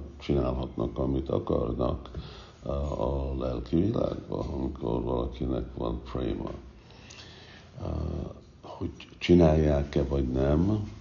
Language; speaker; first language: Hungarian; non-native, fluent; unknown